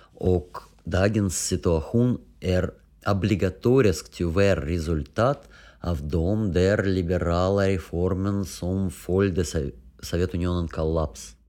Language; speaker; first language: Swedish; non-native, fluent; Russian